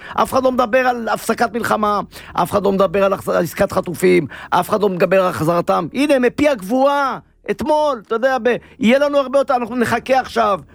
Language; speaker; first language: Hebrew; native; Hebrew